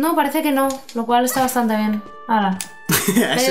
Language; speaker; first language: Spanish; native; Spanish